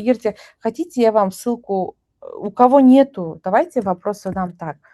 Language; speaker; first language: Russian; non-native, local second language; Kazakh